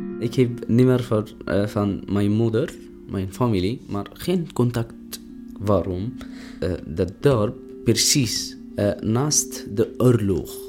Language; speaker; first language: Dutch; non-native, learner; Arabic